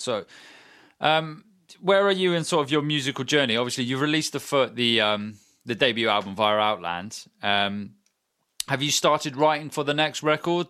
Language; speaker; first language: English; native; English